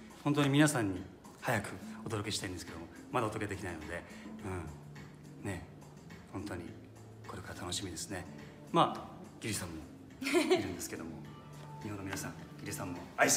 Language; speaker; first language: Japanese; native; Japanese